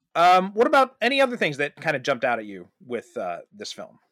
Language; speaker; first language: English; native; English